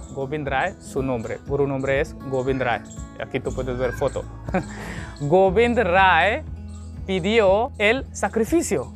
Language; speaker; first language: Spanish; non-native, learner; Hindi